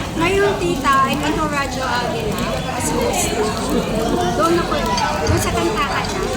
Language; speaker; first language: Filipino; non-native, local second language; Cebuano